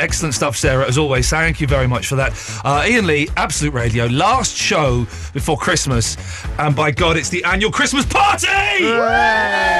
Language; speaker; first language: English; native; English